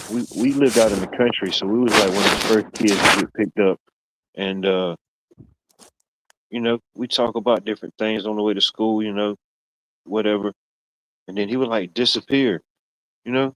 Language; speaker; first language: English; native; English